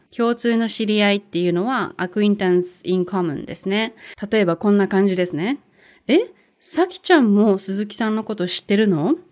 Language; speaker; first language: Japanese; native; Japanese